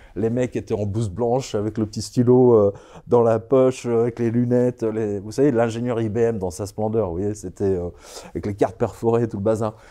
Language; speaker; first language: French; early bilingual, other home language; Serbian